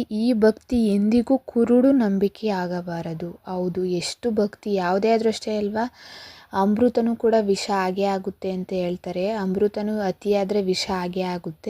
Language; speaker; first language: Kannada; native; Kannada